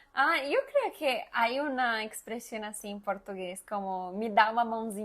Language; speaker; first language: Spanish; non-native, fluent; Portuguese